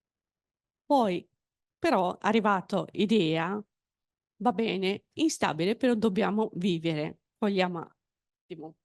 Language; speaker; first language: Italian; non-native, fluent; Japanese